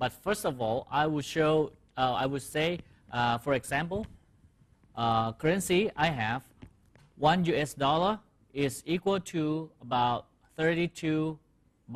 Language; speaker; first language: English; non-native, fluent; Thai